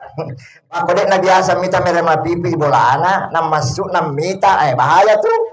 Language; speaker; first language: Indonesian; non-native, local second language; Buginese